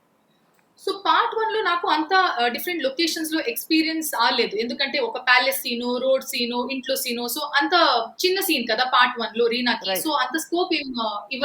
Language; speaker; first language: Telugu; non-native, local second language; Kannada